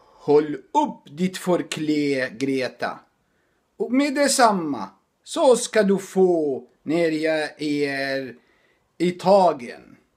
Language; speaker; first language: Swedish; non-native, fluent; Arabic